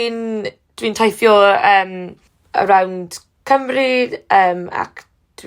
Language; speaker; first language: Welsh; non-native, learner; English